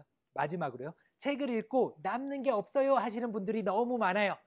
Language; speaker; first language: Korean; native; Korean